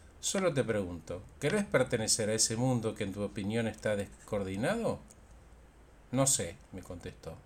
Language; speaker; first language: Spanish; native; Spanish